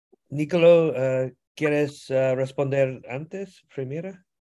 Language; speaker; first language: Spanish; non-native, fluent; English